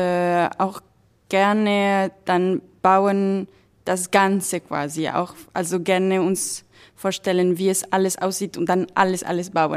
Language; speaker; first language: German; non-native, fluent; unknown